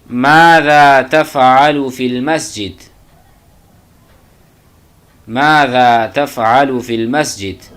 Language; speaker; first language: Arabic; non-native, fluent; Urdu